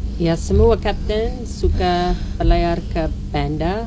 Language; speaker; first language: Indonesian; non-native, learner; English